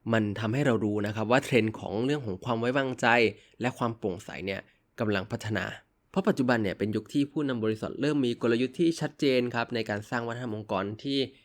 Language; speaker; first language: Thai; native; Thai